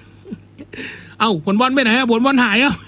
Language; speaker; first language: Thai; non-native, local second language; Northeastern Thai